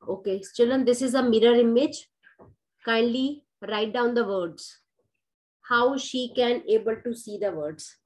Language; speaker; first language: English; non-native, local second language; Hindi